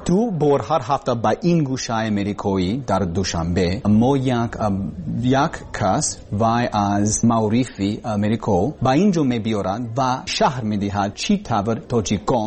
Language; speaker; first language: Persian; non-native, learner; English